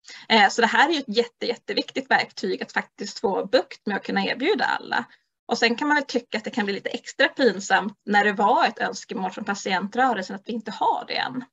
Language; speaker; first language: Swedish; native; Swedish